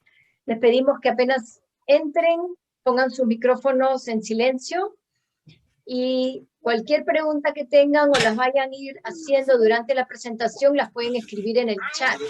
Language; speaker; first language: Spanish; native; Spanish